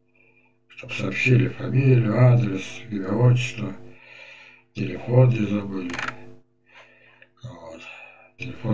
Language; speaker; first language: Russian; native; Russian